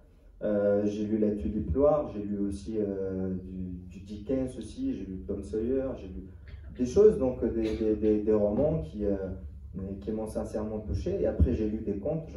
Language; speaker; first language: French; non-native, local second language; Arabic